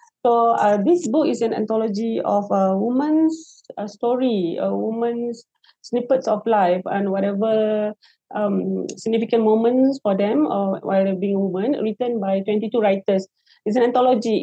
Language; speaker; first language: English; non-native, local second language; Malay